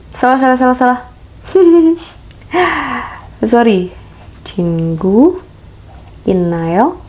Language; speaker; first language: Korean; non-native, learner; Indonesian